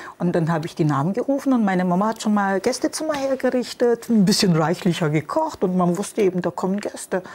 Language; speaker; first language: German; non-native, fluent; Turkish